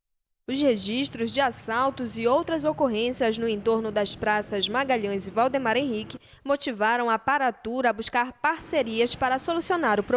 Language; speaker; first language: Portuguese; native; Portuguese